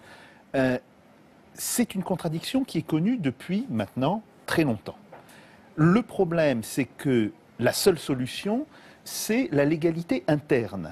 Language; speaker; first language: French; native; French